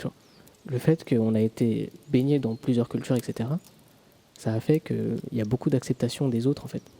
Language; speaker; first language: French; early bilingual, other home language; Tamil